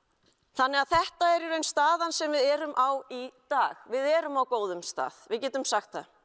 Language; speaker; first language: Icelandic; native; Icelandic